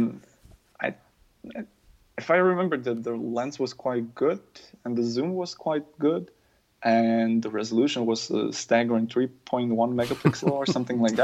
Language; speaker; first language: English; non-native, fluent; German